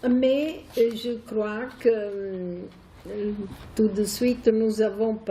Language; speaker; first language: French; non-native, fluent; Italian